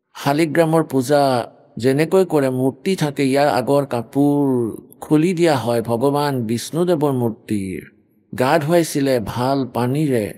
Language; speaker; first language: Assamese; native; Assamese